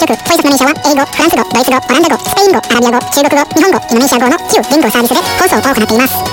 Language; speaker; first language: Japanese; non-native, fluent; Indonesian